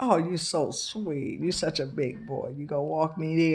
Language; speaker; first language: English; native; English